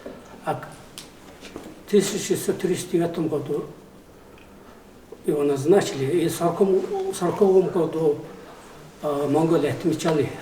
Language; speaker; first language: Russian; non-native, learner; Mongolian